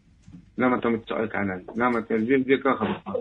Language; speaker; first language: Hebrew; non-native, local second language; Arabic